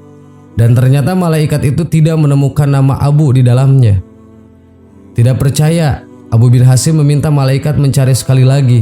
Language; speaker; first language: Indonesian; native; Indonesian